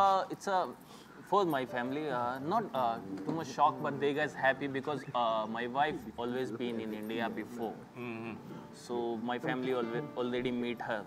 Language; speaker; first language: English; non-native, local second language; Hindi